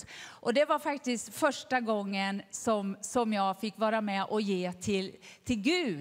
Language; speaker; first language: Swedish; native; Swedish